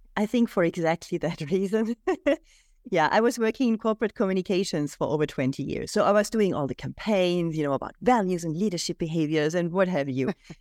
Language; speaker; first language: English; non-native, fluent; German